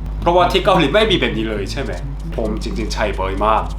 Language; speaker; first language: Thai; non-native, learner; Korean